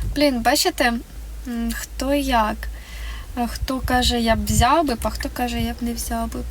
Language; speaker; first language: Ukrainian; non-native, local second language; Russian